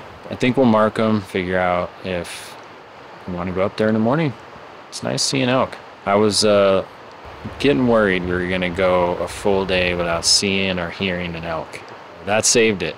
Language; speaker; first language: English; native; English